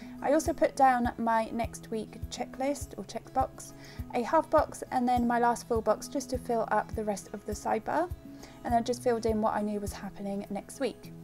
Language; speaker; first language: English; native; English